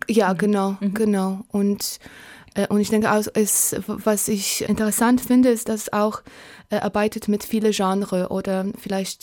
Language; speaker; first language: German; non-native, learner; Polish